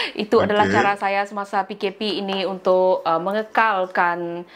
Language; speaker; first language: Malay; non-native, local second language; Iban